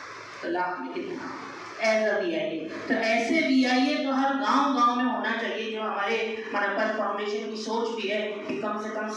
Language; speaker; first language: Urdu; non-native, local second language; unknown